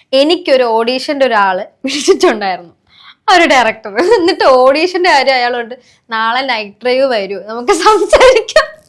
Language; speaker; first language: Malayalam; native; Malayalam